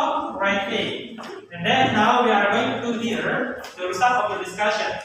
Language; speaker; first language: English; non-native, learner; Indonesian